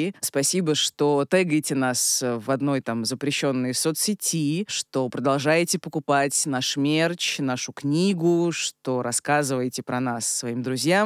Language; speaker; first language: Russian; native; Russian